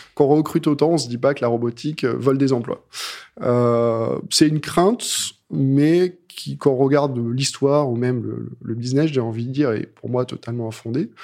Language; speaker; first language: French; native; French